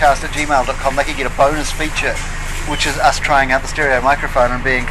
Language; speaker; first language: English; native; English